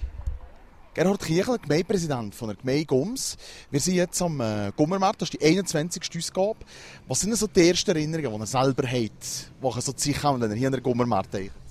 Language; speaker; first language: German; native; German